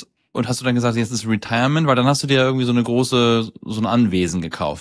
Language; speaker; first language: German; native; German